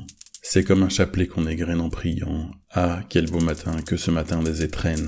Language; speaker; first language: French; native; French